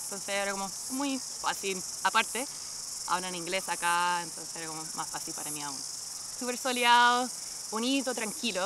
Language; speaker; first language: Spanish; non-native, fluent; English